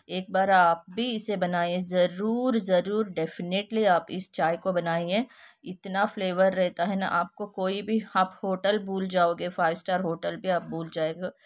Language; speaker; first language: Hindi; non-native, local second language; Kannada